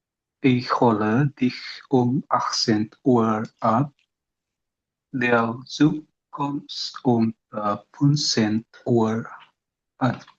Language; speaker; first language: German; non-native, learner; Indonesian